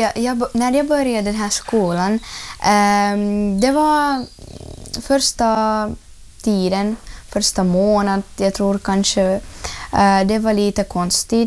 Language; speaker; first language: Swedish; non-native, learner; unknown